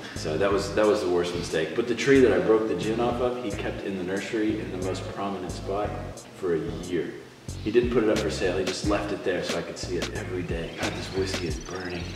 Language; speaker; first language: English; native; English